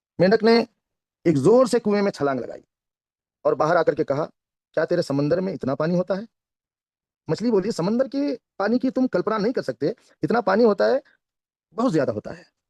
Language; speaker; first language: Hindi; non-native, local second language; Kannada